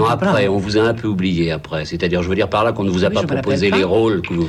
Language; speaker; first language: French; native; French